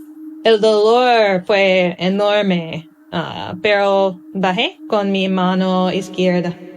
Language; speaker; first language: Spanish; non-native, learner; English